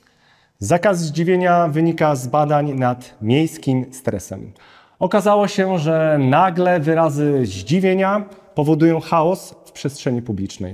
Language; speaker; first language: Polish; native; Polish